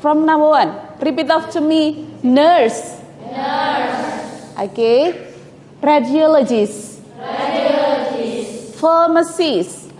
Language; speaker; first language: English; non-native, fluent; Indonesian